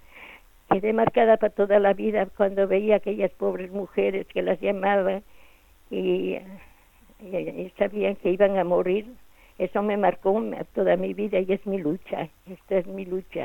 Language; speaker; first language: Spanish; native; Spanish